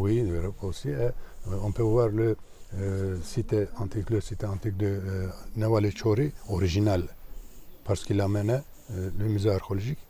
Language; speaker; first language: French; non-native, fluent; Turkish